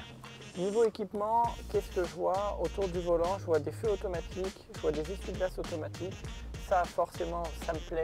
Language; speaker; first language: French; native; French